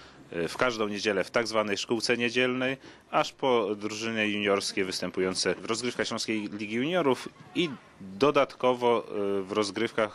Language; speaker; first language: Polish; native; Polish